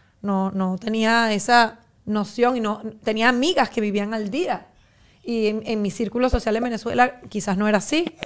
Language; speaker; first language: Spanish; native; Spanish